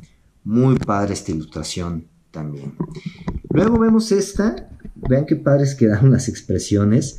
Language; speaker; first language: Spanish; native; Spanish